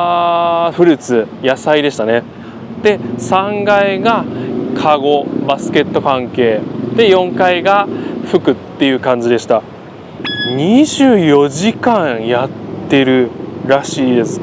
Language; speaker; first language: Japanese; native; Japanese